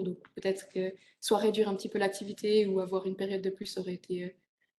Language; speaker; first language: French; native; French